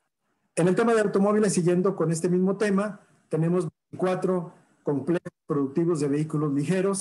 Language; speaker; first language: Spanish; native; Spanish